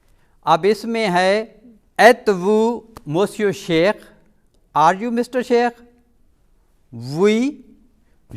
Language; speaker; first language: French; non-native, fluent; Urdu